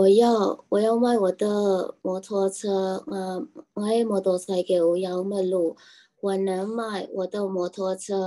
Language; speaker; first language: Chinese; non-native, learner; Burmese